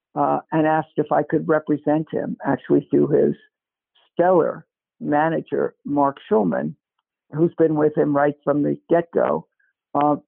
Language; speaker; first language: English; native; English